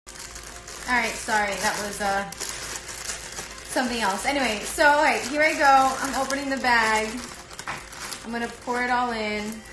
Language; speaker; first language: English; early bilingual, other home language; Spanish